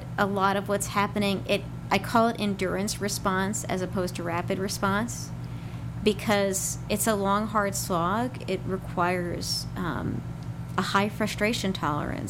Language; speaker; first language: English; non-native, local second language; Ukrainian